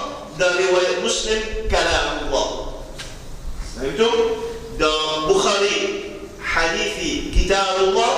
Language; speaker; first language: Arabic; non-native, fluent; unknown